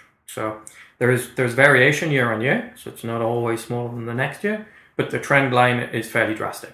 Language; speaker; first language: English; native; English